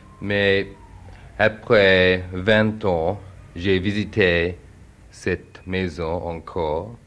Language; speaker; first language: French; non-native, learner; English